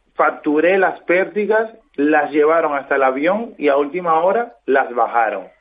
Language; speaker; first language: Spanish; native; Spanish